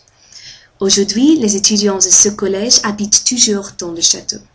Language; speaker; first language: French; non-native, fluent; English